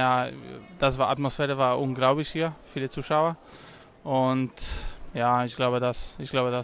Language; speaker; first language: German; non-native, learner; Polish